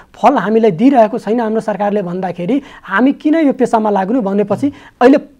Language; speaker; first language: Nepali; non-native, local second language; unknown